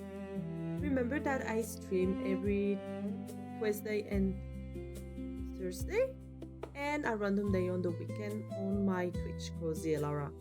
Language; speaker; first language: English; non-native, fluent; Spanish